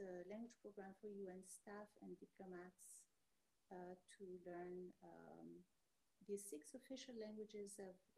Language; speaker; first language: English; non-native, fluent; Arabic